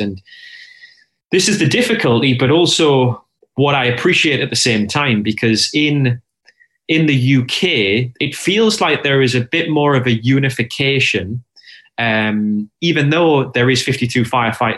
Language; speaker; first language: English; native; English